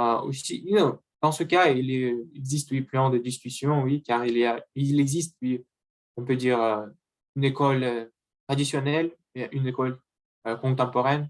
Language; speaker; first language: French; non-native, learner; Russian